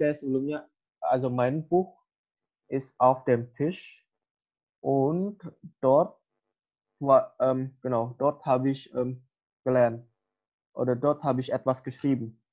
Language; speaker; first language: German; non-native, fluent; Indonesian